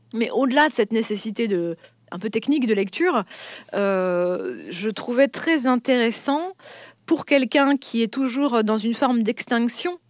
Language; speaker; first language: French; native; French